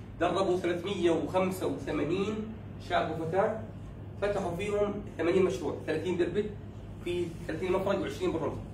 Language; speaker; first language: Arabic; native; Arabic